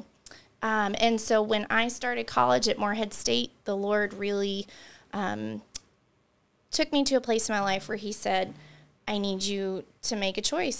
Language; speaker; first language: English; native; English